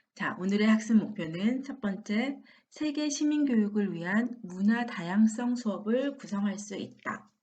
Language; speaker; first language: Korean; native; Korean